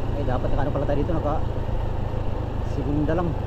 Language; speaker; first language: Filipino; non-native, local second language; Cebuano